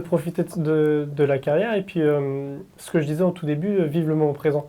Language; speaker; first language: French; native; French